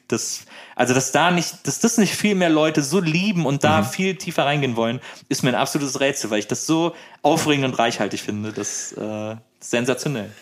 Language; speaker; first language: German; native; German